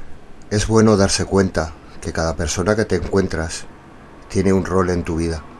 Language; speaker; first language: Spanish; native; Spanish